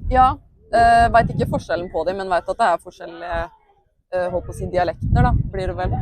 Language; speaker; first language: Norwegian; native; Norwegian